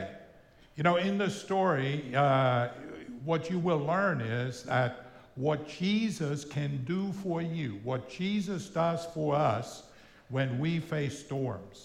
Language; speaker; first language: English; non-native, fluent; German